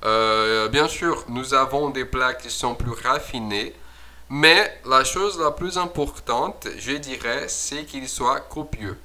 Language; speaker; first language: French; non-native, fluent; Portuguese